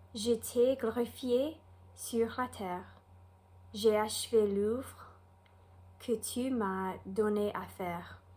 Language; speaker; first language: French; non-native, fluent; English